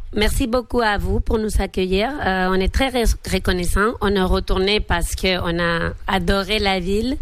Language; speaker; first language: French; non-native, fluent; Spanish